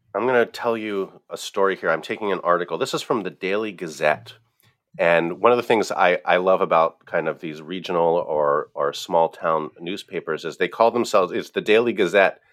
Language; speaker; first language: English; native; English